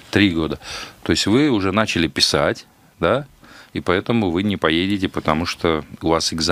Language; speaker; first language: Russian; native; Russian